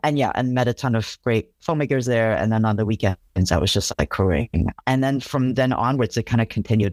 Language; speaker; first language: English; non-native, local second language; Cantonese